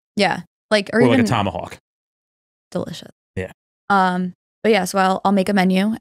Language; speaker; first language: English; native; English